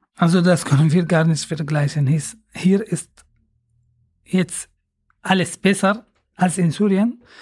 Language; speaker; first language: German; non-native, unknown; Arabic